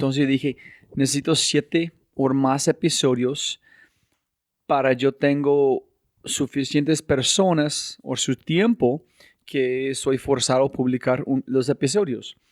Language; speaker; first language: Spanish; non-native, fluent; English